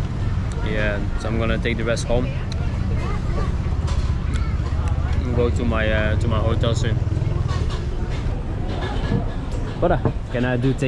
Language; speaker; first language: English; non-native, fluent; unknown